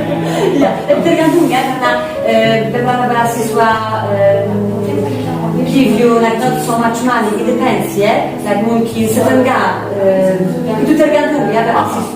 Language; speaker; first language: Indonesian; non-native, fluent; Polish